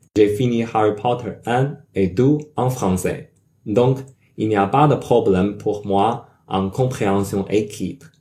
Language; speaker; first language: French; non-native, learner; Chinese